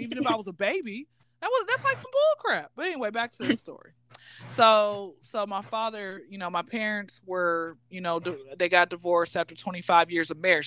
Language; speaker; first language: English; native; English